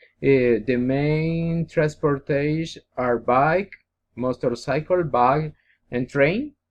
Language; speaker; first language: English; non-native, learner; Spanish